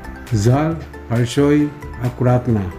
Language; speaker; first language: Russian; non-native, learner; Korean